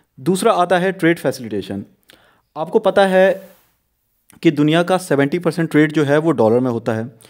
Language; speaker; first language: Hindi; native; Hindi